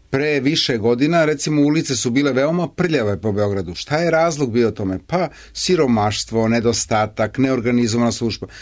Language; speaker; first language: Serbian; native; Serbian